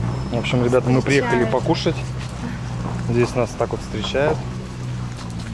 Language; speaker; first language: Russian; native; Russian